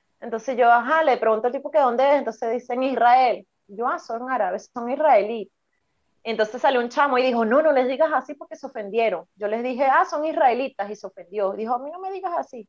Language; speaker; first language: Spanish; native; Spanish